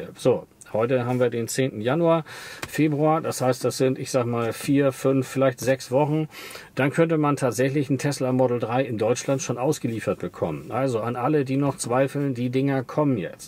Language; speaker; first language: German; native; German